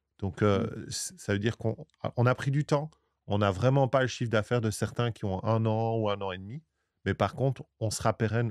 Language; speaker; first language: French; native; French